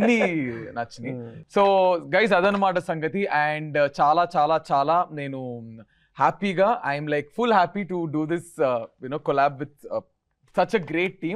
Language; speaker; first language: Telugu; native; Telugu